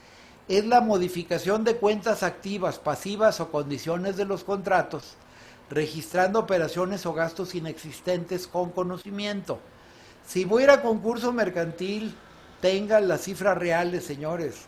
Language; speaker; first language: Spanish; native; Spanish